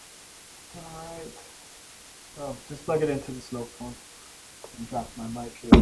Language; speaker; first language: English; native; English